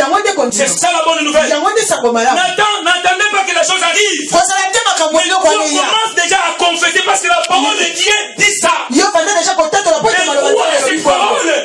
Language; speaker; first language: French; non-native, local second language; Lingala